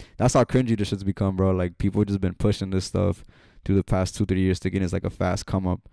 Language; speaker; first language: English; native; English